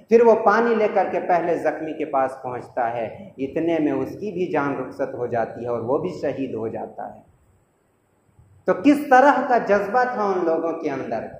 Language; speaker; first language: Urdu; native; Urdu